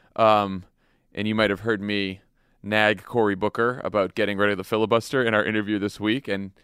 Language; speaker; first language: English; native; English